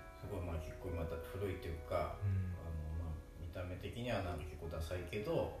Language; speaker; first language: Japanese; native; Japanese